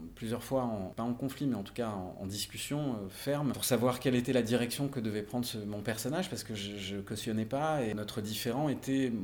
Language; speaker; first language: French; native; French